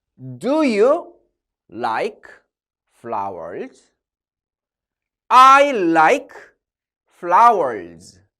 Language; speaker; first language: English; non-native, fluent; Korean